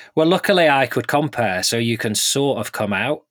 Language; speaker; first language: English; native; English